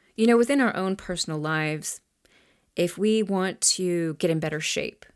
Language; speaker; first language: English; native; English